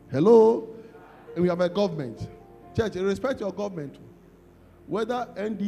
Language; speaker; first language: English; non-native, local second language; Akan